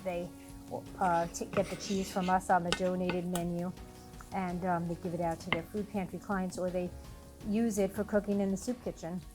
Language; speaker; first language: English; native; English